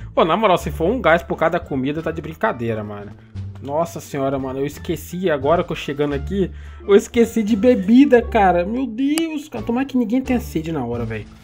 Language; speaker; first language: Portuguese; native; Portuguese